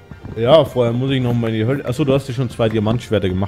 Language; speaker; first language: German; native; German